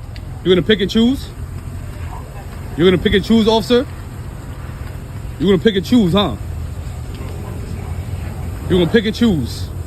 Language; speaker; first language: English; native; English